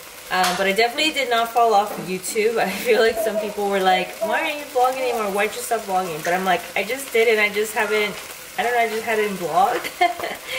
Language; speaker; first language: English; early bilingual, other home language; Spanish